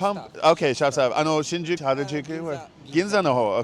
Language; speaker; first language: Japanese; non-native, learner; English